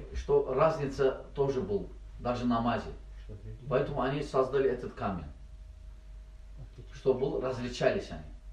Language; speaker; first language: Russian; non-native, learner; Azerbaijani